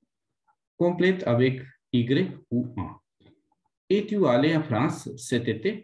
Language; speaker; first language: French; non-native, fluent; Hindi